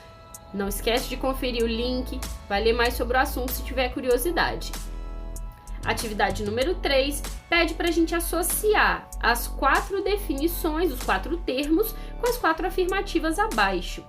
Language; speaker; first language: Portuguese; native; Portuguese